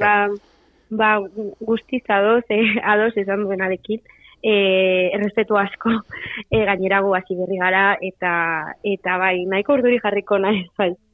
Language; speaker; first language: Basque; non-native, local second language; Spanish